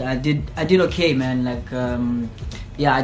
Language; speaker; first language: English; non-native, local second language; Zulu